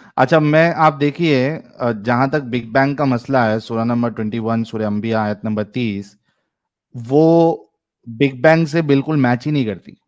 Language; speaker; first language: Hindi; native; Hindi